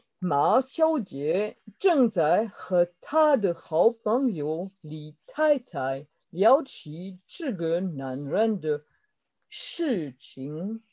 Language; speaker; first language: Chinese; non-native, learner; French